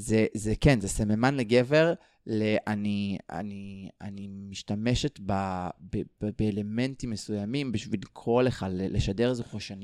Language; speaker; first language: Hebrew; native; Hebrew